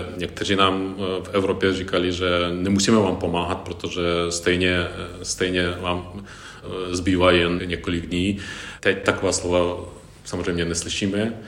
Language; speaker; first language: Czech; non-native, fluent; Ukrainian